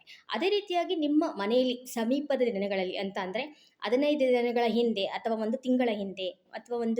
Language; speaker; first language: Kannada; native; Kannada